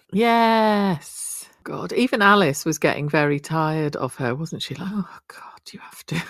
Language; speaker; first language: English; native; English